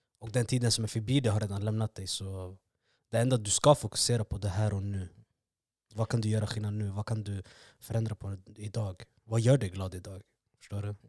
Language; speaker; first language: Swedish; early bilingual, other home language; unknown